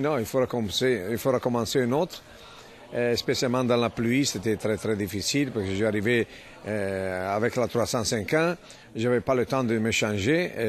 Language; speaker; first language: French; non-native, fluent; Italian